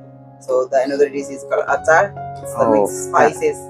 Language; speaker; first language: English; non-native, fluent; Nepali